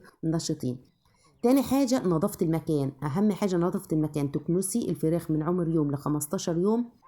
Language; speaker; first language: Arabic; native; Arabic